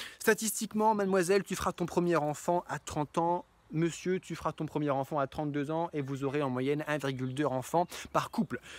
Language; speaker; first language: French; native; French